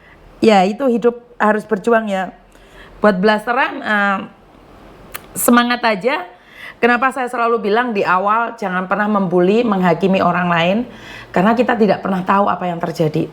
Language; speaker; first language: Indonesian; non-native, local second language; Javanese